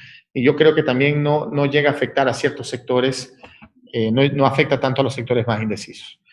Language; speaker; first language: Spanish; native; Spanish